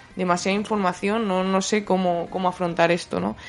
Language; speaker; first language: Spanish; native; Spanish